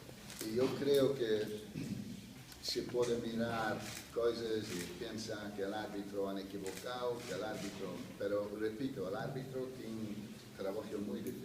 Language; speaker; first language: Spanish; non-native, fluent; English